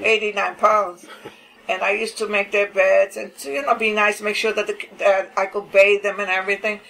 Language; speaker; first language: English; native; English